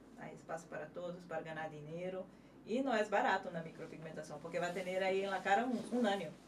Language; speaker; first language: Spanish; non-native, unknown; Portuguese